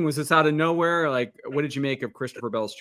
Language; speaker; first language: English; native; English